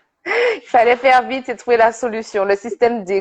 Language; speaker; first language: French; native; French